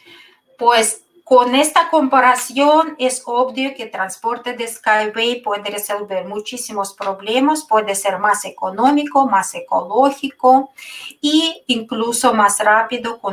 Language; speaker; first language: Spanish; non-native, fluent; Russian